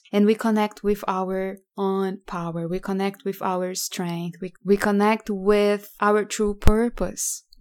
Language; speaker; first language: English; non-native, fluent; Portuguese